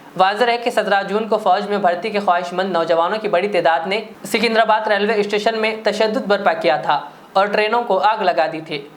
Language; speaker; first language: Urdu; native; Urdu